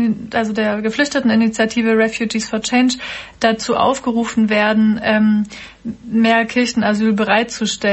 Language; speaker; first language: German; native; German